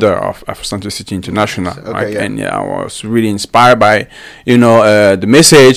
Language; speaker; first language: English; non-native, local second language; French